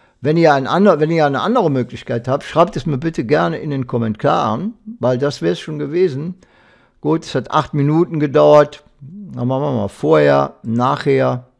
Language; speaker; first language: German; native; German